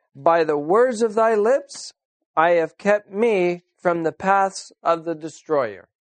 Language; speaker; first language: English; native; English